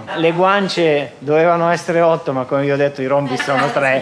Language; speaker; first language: Italian; native; Italian